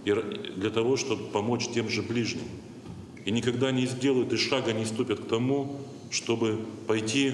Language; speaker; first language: Russian; native; Russian